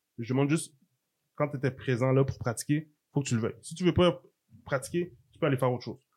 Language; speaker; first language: French; native; French